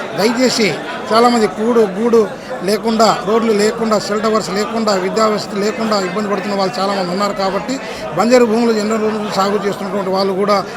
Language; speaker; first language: Telugu; non-native, local second language; Lambadi